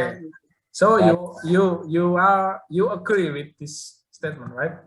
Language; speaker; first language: English; non-native, learner; Indonesian